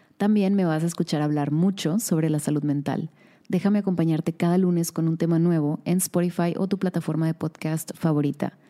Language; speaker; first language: Spanish; native; Spanish